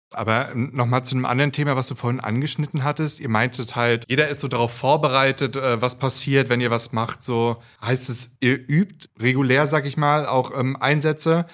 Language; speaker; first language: German; native; German